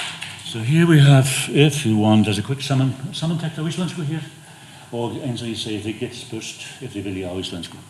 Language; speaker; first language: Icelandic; non-native, fluent; English